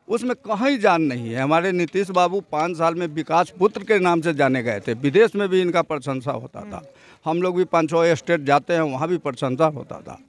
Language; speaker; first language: Hindi; native; Hindi